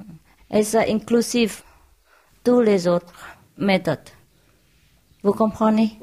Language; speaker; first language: French; non-native, learner; Vietnamese